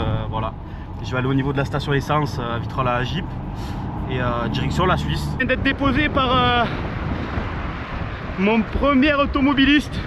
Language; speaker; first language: French; native; French